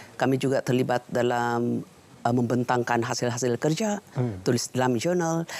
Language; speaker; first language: Malay; non-native, local second language; Central Dusun